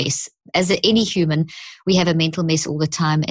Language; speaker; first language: English; native; English